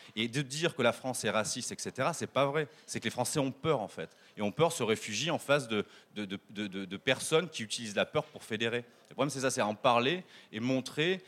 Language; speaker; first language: French; native; French